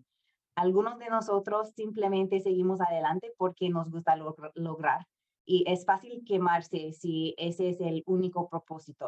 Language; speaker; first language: Spanish; non-native, fluent; English